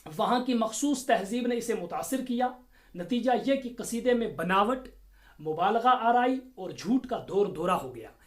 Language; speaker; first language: Urdu; non-native, local second language; Kashmiri